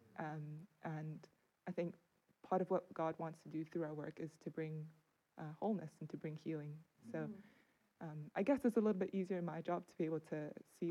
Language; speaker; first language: English; non-native, local second language; Cantonese